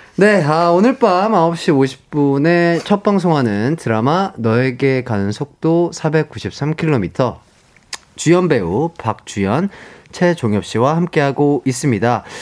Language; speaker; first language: Korean; native; Korean